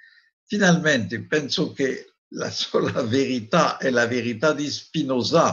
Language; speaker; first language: Italian; non-native, fluent; French